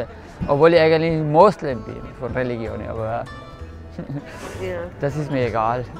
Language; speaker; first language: German; early bilingual, other home language; Kurdish